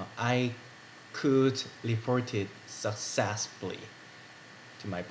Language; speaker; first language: English; non-native, learner; Korean